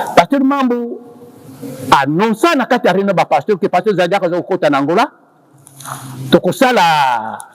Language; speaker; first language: Lingala; non-native, local second language; Kongo